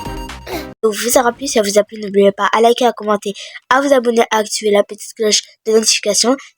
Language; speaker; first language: French; native; French